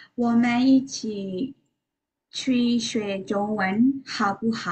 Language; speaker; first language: Chinese; non-native, learner; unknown